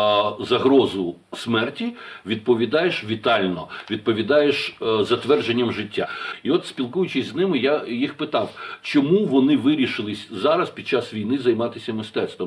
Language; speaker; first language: Ukrainian; native; Ukrainian